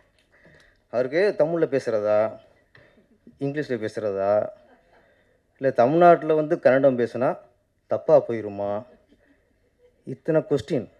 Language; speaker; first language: Tamil; native; Tamil